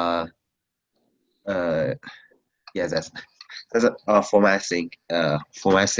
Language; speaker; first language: English; non-native, learner; Chinese